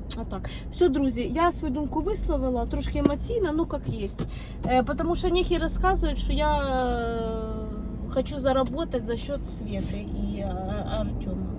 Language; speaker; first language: Ukrainian; non-native, local second language; Russian